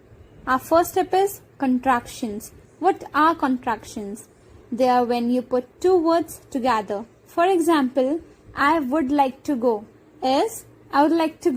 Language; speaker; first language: English; non-native, local second language; Hindi